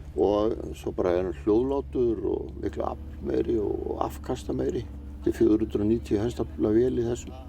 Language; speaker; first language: Icelandic; native; Icelandic